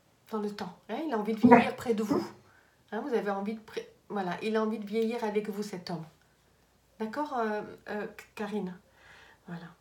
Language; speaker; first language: French; native; French